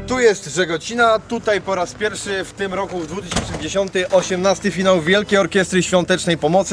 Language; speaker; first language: Polish; native; Polish